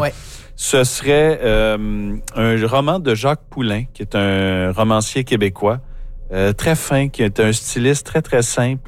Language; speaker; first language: French; native; French